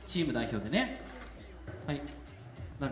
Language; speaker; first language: Japanese; native; Japanese